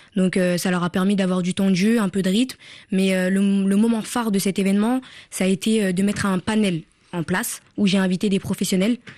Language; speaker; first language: French; early bilingual, other home language; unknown